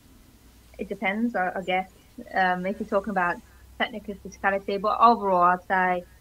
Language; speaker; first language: English; early bilingual, other home language; Greek